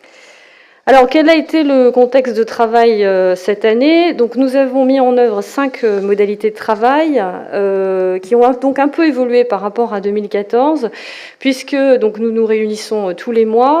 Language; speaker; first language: French; native; French